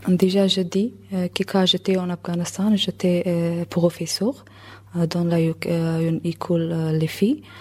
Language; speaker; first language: French; non-native, learner; Persian